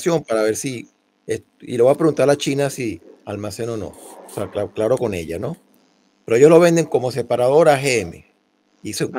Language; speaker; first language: Spanish; native; Spanish